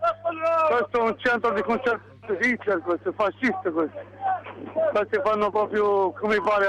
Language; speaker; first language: Italian; non-native, learner; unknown